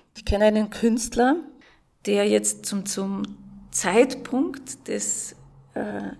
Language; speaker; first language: German; non-native, fluent; Russian